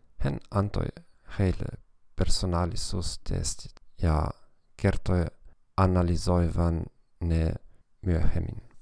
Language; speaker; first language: Finnish; non-native, fluent; German